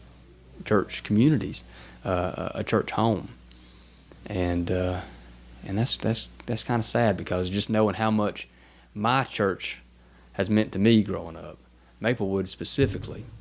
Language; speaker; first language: English; native; English